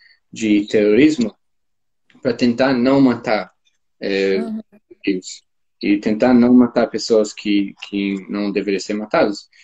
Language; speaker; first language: Portuguese; non-native, fluent; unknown